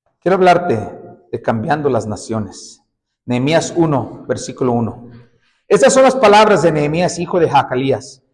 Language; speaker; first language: Spanish; early bilingual, heritage; Spanish